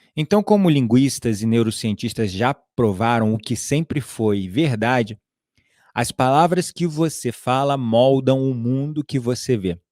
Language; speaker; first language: Portuguese; native; Portuguese